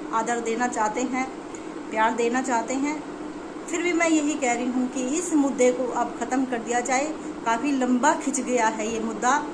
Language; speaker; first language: Hindi; native; Hindi